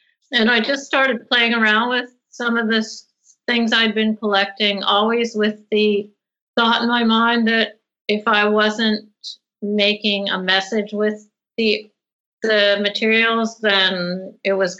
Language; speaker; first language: English; native; English